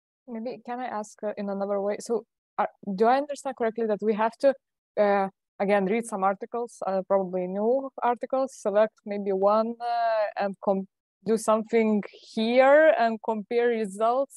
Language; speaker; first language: English; non-native, fluent; Lithuanian